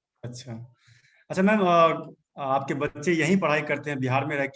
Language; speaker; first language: Hindi; native; Hindi